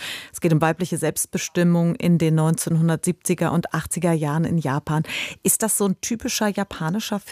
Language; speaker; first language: German; native; German